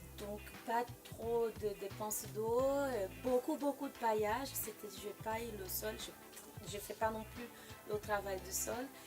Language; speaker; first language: French; non-native, fluent; Portuguese